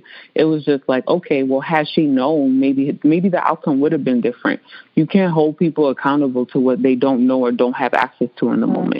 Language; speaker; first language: English; early bilingual, other home language; Spanish